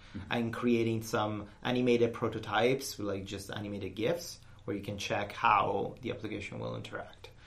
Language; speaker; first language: English; non-native, fluent; Italian